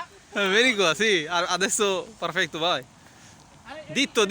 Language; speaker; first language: Italian; non-native, learner; Bangla